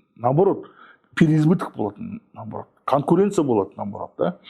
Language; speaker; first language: Russian; non-native, local second language; Kazakh